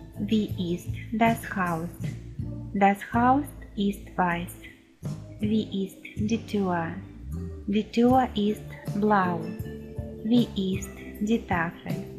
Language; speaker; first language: German; non-native, fluent; Ukrainian